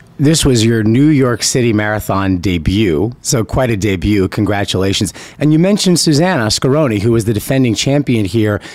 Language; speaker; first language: English; native; English